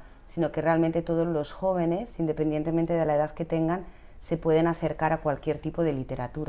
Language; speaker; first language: Spanish; native; Spanish